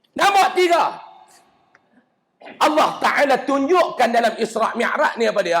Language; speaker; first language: Malay; native; Malay